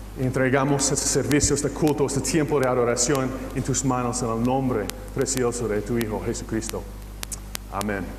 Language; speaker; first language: Spanish; non-native, fluent; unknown